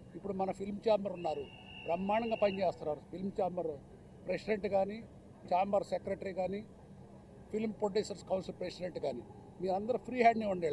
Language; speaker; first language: Telugu; native; Telugu